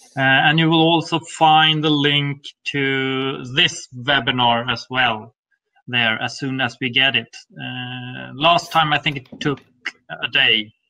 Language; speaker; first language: English; non-native, fluent; Swedish